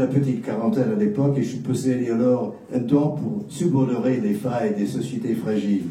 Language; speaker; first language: French; non-native, fluent; English